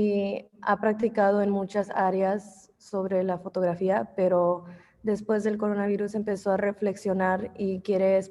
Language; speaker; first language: Spanish; early bilingual, heritage; English